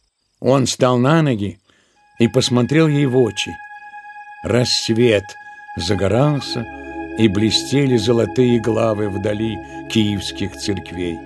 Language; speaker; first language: Russian; native; Russian